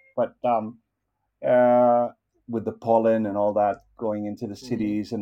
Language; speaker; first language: English; non-native, local second language; Filipino